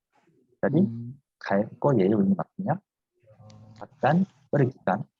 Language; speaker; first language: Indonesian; non-native, fluent; Korean